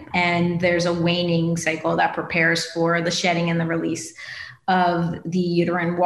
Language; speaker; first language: English; native; English